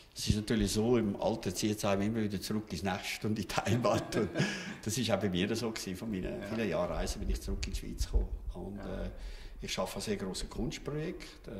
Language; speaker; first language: German; native; German